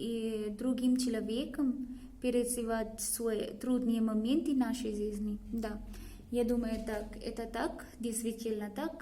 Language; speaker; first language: Russian; non-native, learner; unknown